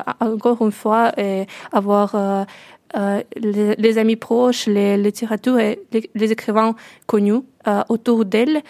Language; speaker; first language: French; non-native, learner; Russian